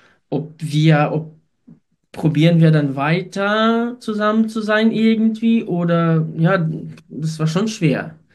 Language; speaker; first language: German; non-native, fluent; Ukrainian